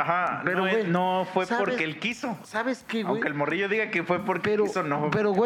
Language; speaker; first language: Spanish; native; Spanish